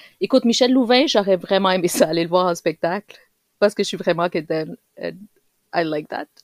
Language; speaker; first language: French; early bilingual, other home language; Spanish